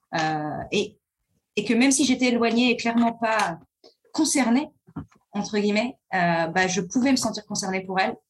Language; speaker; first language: French; early bilingual, other home language; Arabic